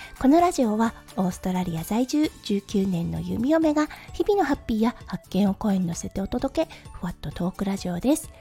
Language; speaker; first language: Japanese; native; Japanese